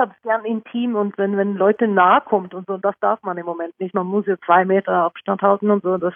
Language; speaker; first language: German; non-native, fluent; Norwegian